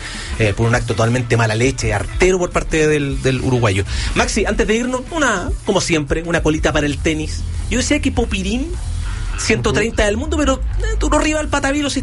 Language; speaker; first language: Spanish; native; Spanish